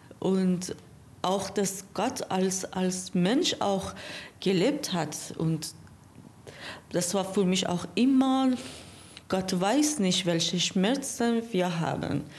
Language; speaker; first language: German; non-native, learner; Persian